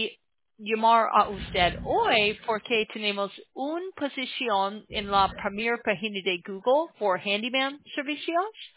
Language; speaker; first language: Spanish; non-native, learner; English